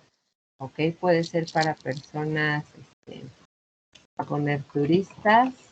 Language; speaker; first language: Spanish; native; Spanish